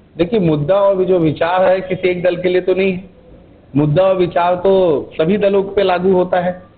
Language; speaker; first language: Hindi; native; Hindi